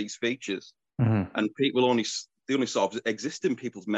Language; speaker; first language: English; native; English